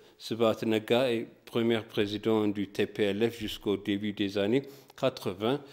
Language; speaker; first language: French; non-native, fluent; Amharic